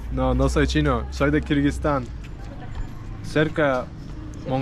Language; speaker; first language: Spanish; non-native, learner; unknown